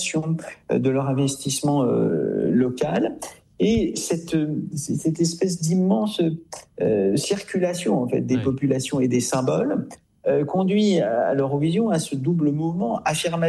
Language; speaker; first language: French; native; French